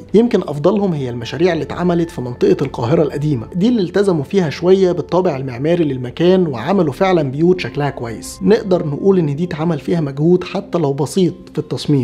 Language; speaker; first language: Arabic; native; Arabic